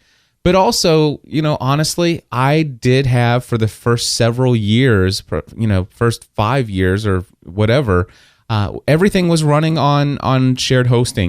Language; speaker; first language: English; native; English